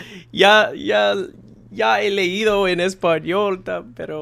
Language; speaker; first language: Spanish; non-native, learner; English